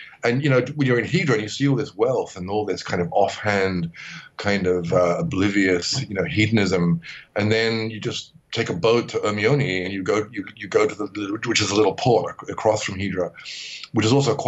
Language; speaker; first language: English; native; English